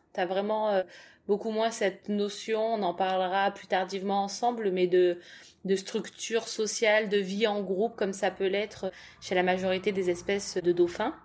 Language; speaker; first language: French; native; French